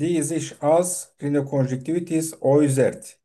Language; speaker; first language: German; non-native, fluent; Turkish